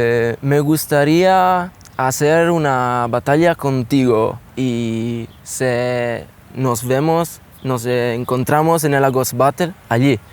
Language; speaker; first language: Spanish; non-native, learner; Italian